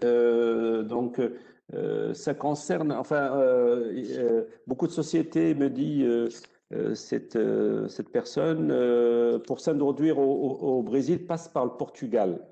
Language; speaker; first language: French; non-native, local second language; Arabic